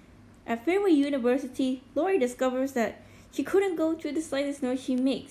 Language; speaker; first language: English; native; English